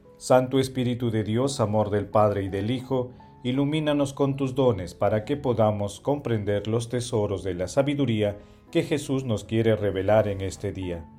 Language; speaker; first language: Spanish; native; Spanish